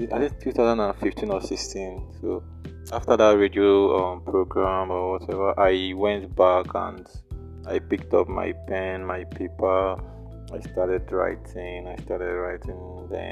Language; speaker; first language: English; non-native, local second language; Igbo